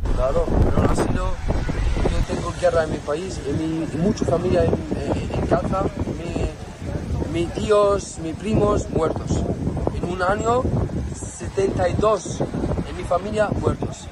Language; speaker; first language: Spanish; non-native, learner; Arabic